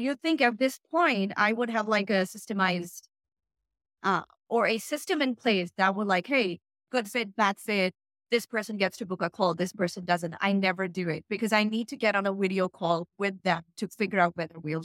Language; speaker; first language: English; non-native, local second language; Urdu